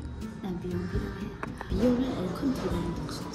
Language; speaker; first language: Korean; non-native, learner; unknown